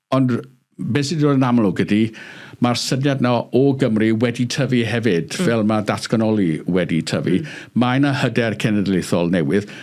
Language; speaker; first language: Welsh; native; Welsh